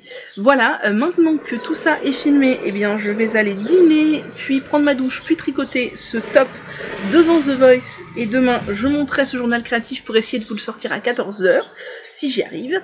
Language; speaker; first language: French; native; French